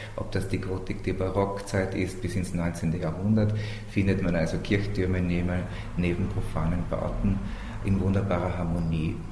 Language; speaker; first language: German; native; German